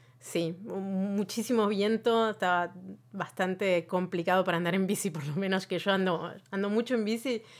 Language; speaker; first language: Spanish; native; Spanish